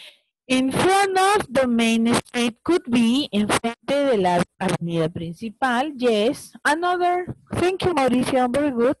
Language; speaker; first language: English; non-native, learner; Spanish